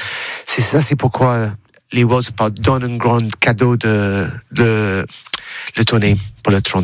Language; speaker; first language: French; non-native, learner; English